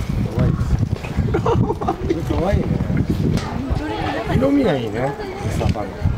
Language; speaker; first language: Japanese; native; Japanese